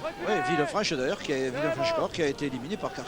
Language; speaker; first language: French; native; French